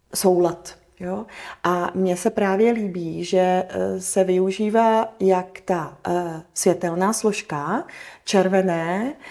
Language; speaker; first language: Czech; native; Czech